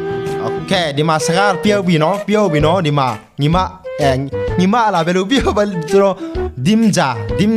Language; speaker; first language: Burmese; non-native, local second language; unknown